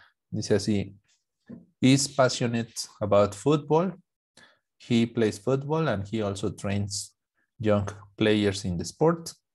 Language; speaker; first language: English; non-native, fluent; Spanish